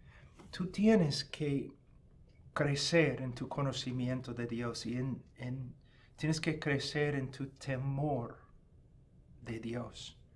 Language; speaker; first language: Spanish; non-native, fluent; English